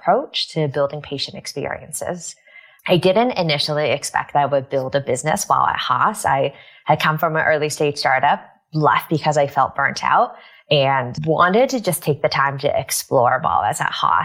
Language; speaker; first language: English; native; English